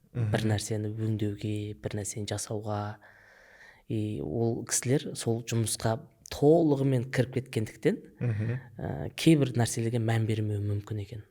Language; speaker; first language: Kazakh; native; Kazakh